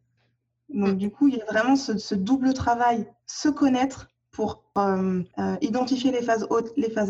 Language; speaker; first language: French; native; French